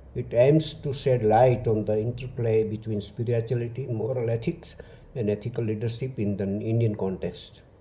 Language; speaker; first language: English; non-native, local second language; Hindi